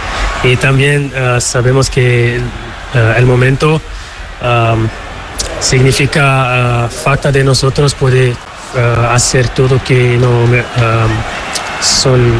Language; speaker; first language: Spanish; non-native, learner; Portuguese